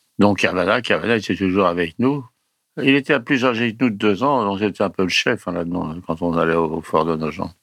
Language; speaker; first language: French; early bilingual, other home language; Italian